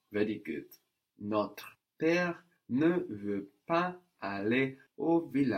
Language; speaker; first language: French; non-native, fluent; English